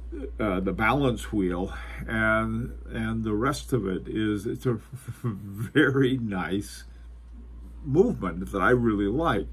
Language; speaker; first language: English; native; English